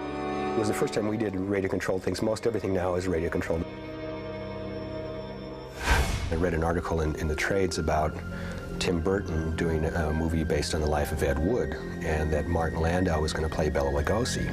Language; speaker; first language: English; native; English